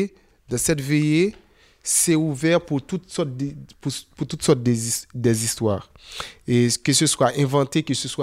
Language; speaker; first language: French; non-native, local second language; Haitian Creole